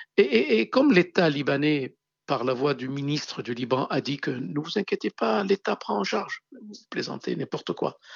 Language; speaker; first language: French; non-native, local second language; Arabic